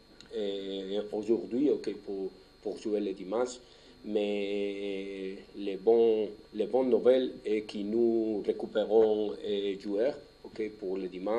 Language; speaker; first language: French; non-native, learner; Spanish